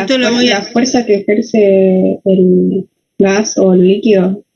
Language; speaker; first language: Spanish; native; Spanish